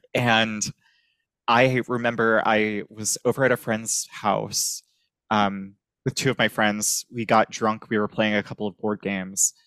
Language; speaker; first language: English; native; English